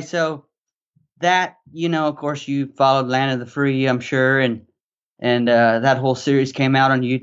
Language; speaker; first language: English; native; English